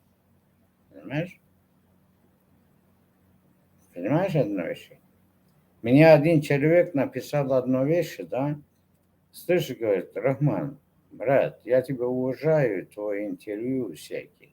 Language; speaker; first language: Russian; non-native, local second language; Turkmen